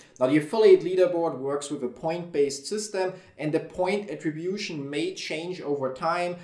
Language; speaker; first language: English; non-native, fluent; German